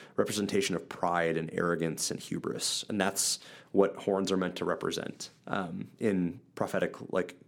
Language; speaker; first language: English; native; English